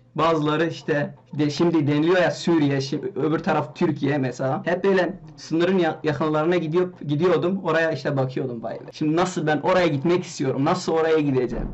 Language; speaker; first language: Turkish; non-native, local second language; Kurdish